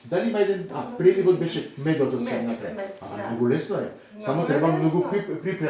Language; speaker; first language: Macedonian; non-native, fluent; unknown